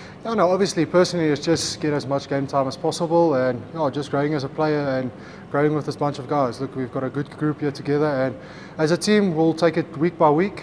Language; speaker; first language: English; non-native, local second language; Afrikaans